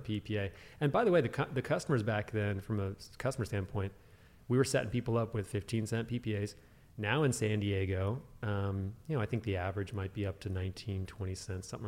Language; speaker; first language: English; native; English